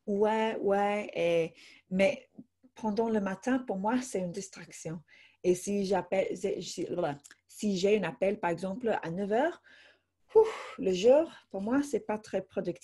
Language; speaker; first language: French; non-native, fluent; English